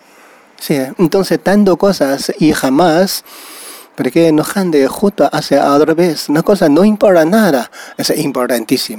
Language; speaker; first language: Spanish; non-native, learner; Chinese